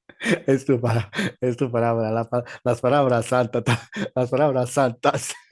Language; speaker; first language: Spanish; non-native, learner; Igbo